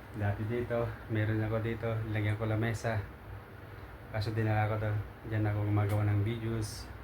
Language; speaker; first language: Filipino; native; Filipino